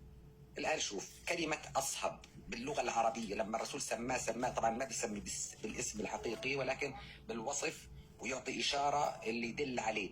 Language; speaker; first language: Arabic; native; Arabic